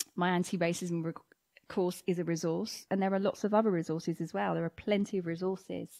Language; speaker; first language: English; native; English